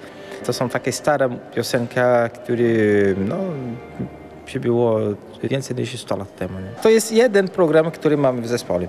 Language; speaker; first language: Polish; early bilingual, heritage; Portuguese